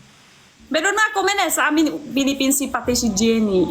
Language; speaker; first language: Filipino; non-native, learner; Chinese